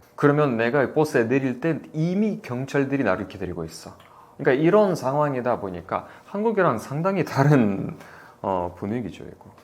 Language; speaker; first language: Korean; non-native, fluent; Russian